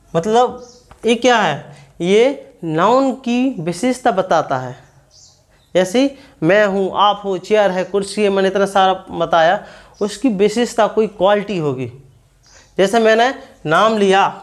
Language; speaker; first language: Hindi; native; Hindi